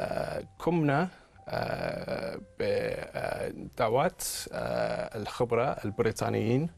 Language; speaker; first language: Arabic; non-native, fluent; English